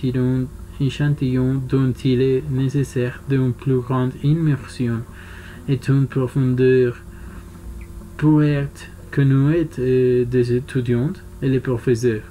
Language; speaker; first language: French; non-native, learner; Spanish